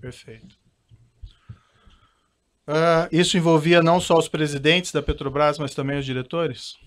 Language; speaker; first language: Portuguese; native; Portuguese